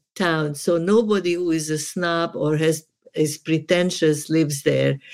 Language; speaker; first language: English; non-native, fluent; Serbian